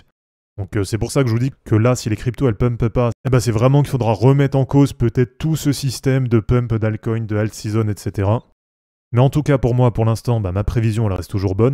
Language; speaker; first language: French; native; French